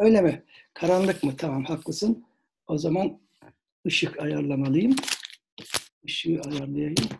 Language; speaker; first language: Turkish; native; Turkish